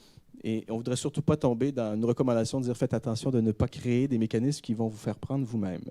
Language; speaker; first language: French; native; French